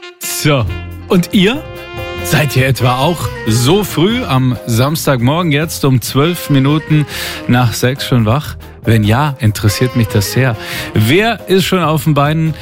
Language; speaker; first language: German; native; German